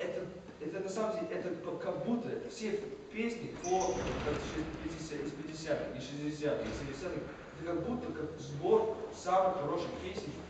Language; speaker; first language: Russian; non-native, fluent; English